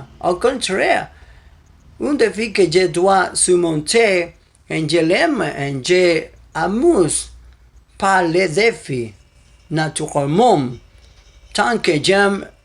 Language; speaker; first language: French; non-native, learner; Spanish